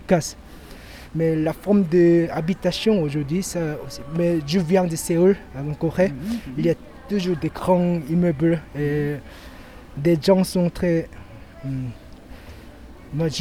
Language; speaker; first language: French; non-native, learner; Korean